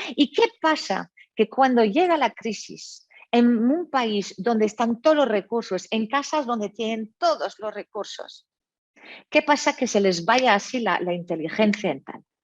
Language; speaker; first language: Spanish; non-native, fluent; French